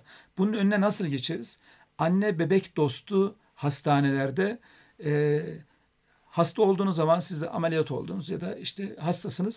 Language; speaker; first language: Turkish; native; Turkish